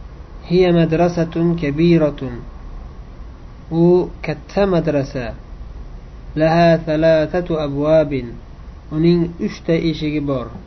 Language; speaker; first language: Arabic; non-native, fluent; Uzbek